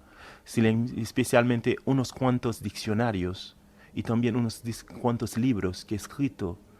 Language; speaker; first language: Spanish; non-native, fluent; Haitian Creole